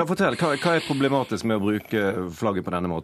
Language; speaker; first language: Norwegian; native; Norwegian